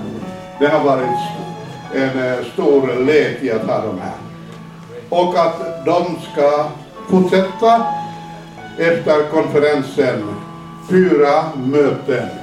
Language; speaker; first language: Swedish; non-native, fluent; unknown